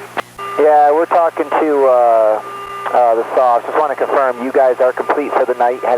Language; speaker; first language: English; native; English